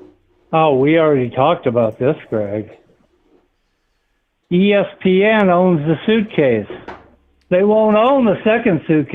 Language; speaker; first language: English; native; English